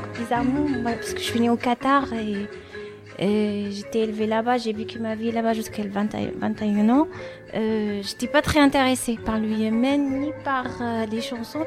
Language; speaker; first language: French; non-native, fluent; Arabic